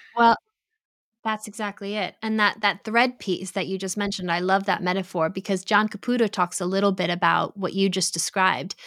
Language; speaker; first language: English; native; English